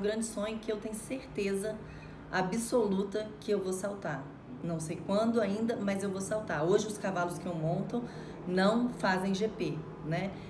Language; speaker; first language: Portuguese; native; Portuguese